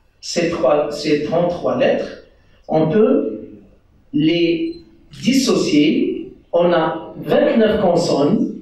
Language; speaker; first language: French; non-native, local second language; Central Atlas Tamazight